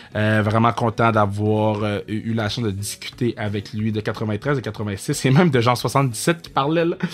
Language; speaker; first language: French; native; French